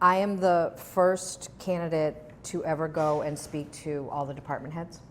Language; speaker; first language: English; native; English